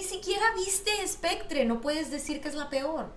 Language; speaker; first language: Spanish; native; Spanish